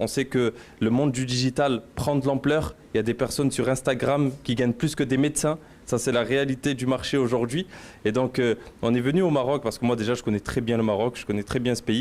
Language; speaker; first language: French; native; French